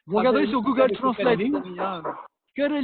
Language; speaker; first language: French; native; French